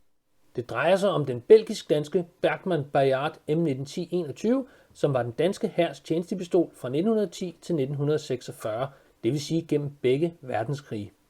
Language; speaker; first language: Danish; native; Danish